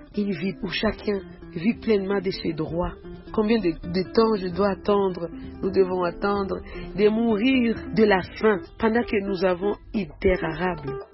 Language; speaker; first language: French; non-native, local second language; Swahili